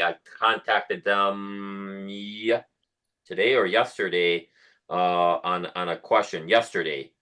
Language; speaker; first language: English; native; English